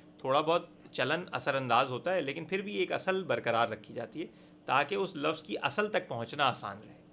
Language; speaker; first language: Urdu; native; Urdu